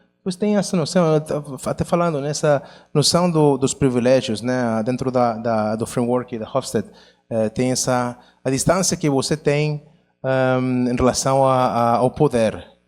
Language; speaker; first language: Portuguese; non-native, fluent; Catalan